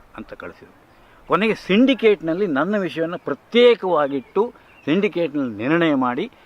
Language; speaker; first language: Kannada; native; Kannada